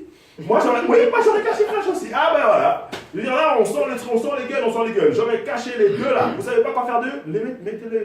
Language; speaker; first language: French; native; French